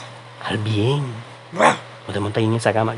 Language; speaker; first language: Spanish; native; Spanish